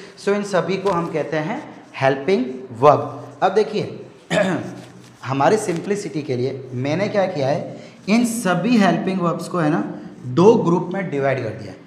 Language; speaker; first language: Hindi; native; Hindi